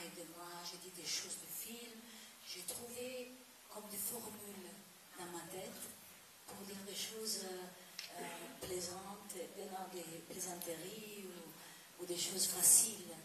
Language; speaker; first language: French; non-native, fluent; Italian